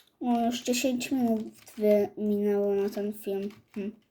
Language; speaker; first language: Polish; native; Polish